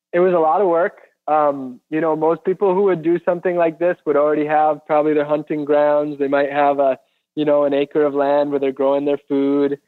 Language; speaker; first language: English; native; English